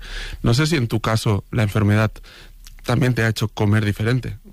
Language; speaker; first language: Spanish; native; Spanish